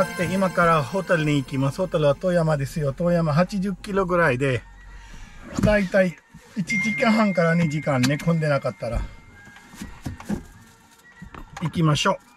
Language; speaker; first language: Japanese; non-native, fluent; Urdu